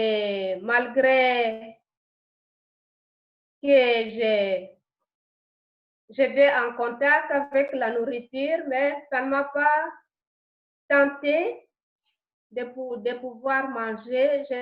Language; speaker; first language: French; non-native, learner; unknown